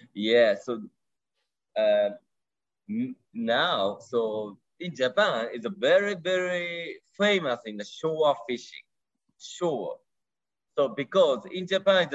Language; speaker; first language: English; non-native, learner; Japanese